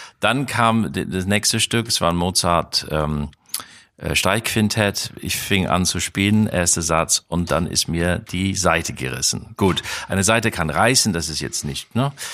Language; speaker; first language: German; non-native, fluent; English